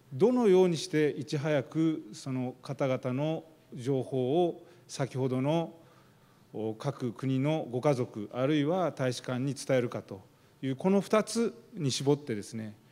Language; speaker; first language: Japanese; native; Japanese